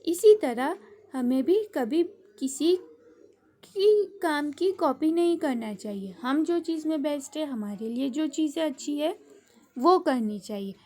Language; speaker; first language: Hindi; non-native, local second language; Gujarati